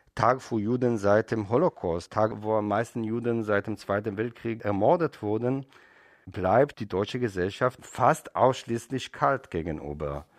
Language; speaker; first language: German; non-native, fluent; Hebrew